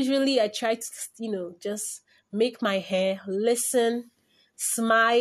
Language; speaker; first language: English; non-native, local second language; Igbo